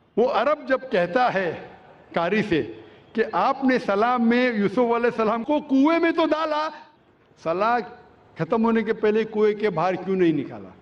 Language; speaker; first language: Urdu; non-native, local second language; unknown